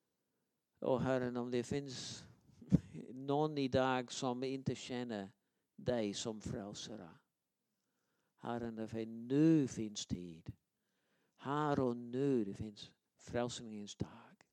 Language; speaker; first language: Swedish; non-native, fluent; English